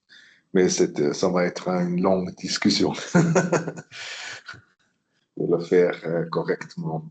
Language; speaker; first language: French; non-native, local second language; German